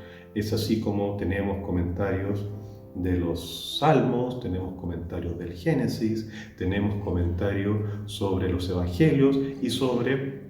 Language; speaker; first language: Spanish; native; Spanish